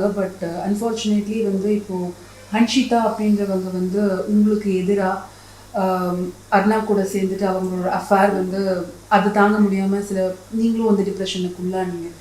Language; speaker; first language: Tamil; native; Tamil